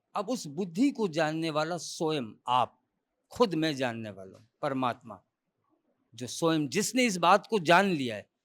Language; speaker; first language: Urdu; non-native, local second language; Gujarati